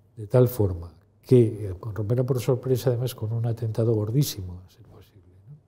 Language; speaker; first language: Spanish; native; Spanish